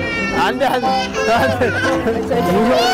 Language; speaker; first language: Korean; non-native, fluent; Japanese